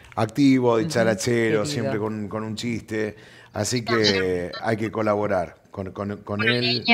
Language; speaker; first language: Spanish; native; Spanish